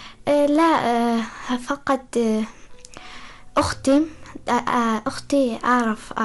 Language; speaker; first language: Arabic; non-native, learner; Persian